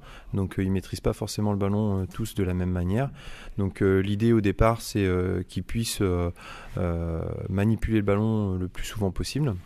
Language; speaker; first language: French; native; French